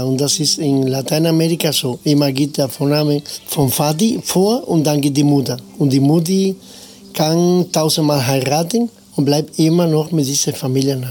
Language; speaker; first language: German; non-native, fluent; Spanish